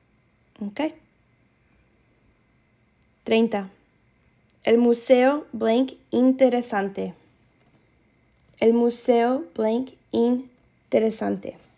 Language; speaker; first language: Spanish; non-native, fluent; English